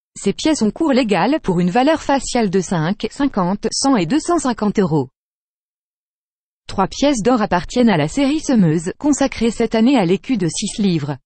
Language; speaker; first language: French; native; French